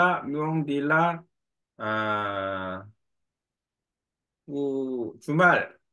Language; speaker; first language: Vietnamese; non-native, learner; Korean